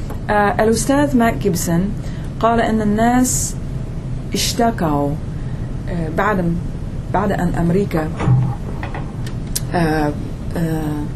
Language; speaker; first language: Arabic; non-native, fluent; English